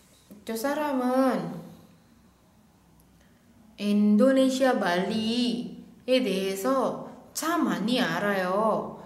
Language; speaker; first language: Korean; non-native, fluent; Indonesian